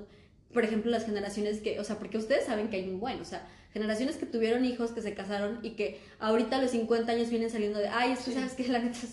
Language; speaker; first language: Spanish; native; Spanish